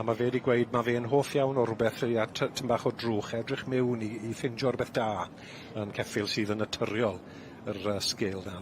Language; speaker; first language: Welsh; native; Welsh